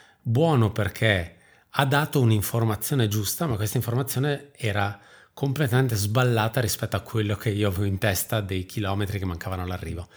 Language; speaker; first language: Italian; native; Italian